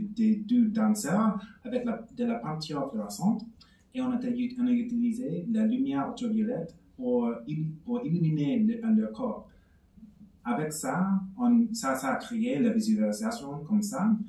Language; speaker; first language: French; non-native, fluent; English